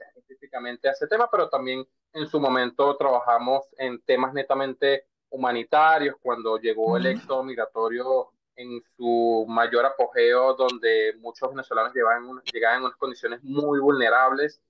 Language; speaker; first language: Spanish; native; Spanish